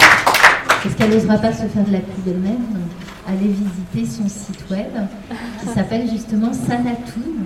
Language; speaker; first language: French; native; French